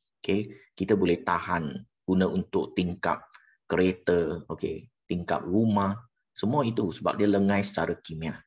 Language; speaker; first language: Malay; non-native, local second language; Chinese